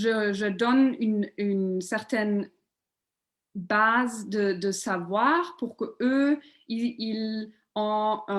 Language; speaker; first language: French; non-native, local second language; German